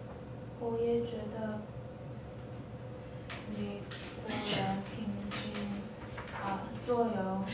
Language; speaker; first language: Chinese; non-native, learner; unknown